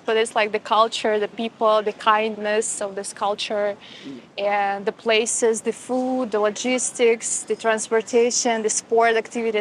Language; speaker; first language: English; non-native, fluent; Russian